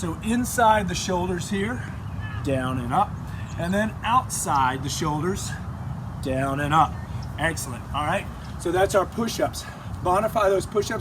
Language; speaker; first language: English; native; English